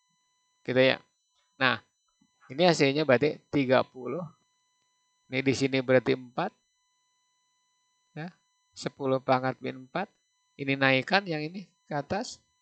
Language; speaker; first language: Indonesian; native; Indonesian